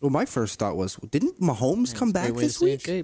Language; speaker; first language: English; native; English